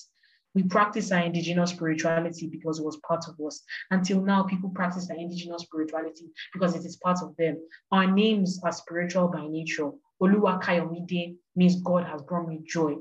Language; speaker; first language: English; non-native, local second language; Yoruba